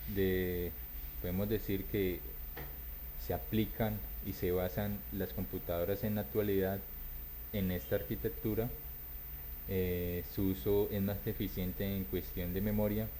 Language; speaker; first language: Spanish; native; Spanish